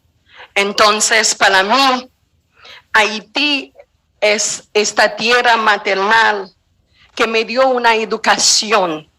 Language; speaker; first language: Spanish; non-native, fluent; Haitian Creole